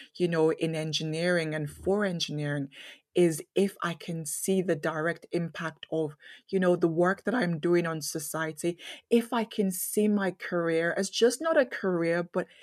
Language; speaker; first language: English; non-native, local second language; Yoruba